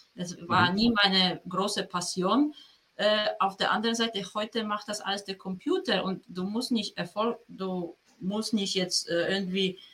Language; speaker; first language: German; non-native, fluent; Polish